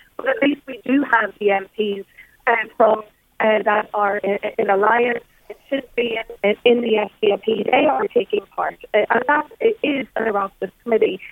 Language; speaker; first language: English; native; English